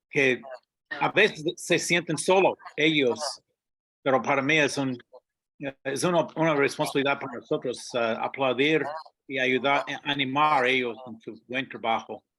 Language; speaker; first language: Spanish; non-native, fluent; English